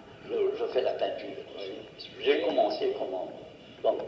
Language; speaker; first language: French; non-native, fluent; Portuguese